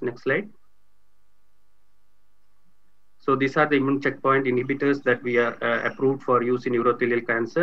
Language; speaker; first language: English; non-native, local second language; Tamil